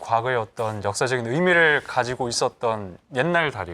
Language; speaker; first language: Korean; native; Korean